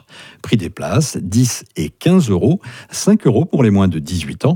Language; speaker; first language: French; native; French